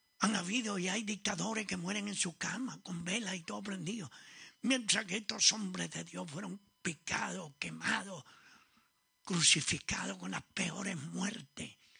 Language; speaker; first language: Spanish; early bilingual, other home language; Italian